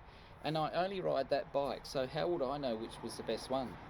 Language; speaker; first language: English; native; English